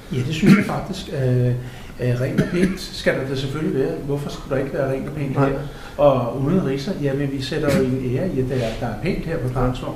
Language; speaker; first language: Danish; native; Danish